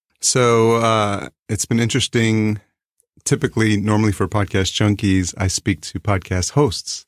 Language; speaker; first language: English; early bilingual, other home language; Spanish